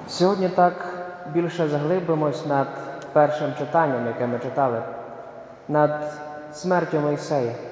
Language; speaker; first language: Ukrainian; native; Ukrainian